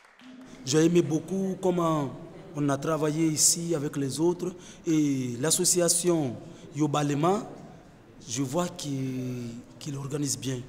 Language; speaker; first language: French; non-native, fluent; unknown